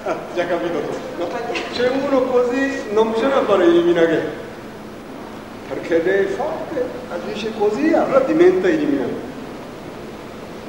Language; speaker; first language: Italian; non-native, learner; Japanese